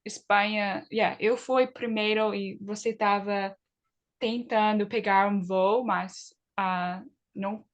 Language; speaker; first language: Portuguese; early bilingual, other home language; English